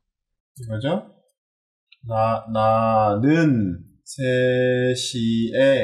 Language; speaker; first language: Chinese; non-native, learner; Korean